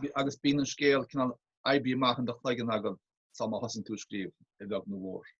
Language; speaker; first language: Irish; native; Irish